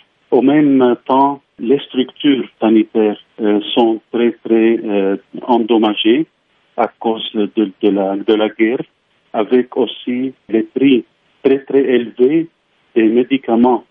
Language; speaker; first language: French; non-native, fluent; Arabic